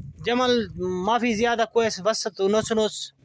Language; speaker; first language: Arabic; non-native, learner; Saraiki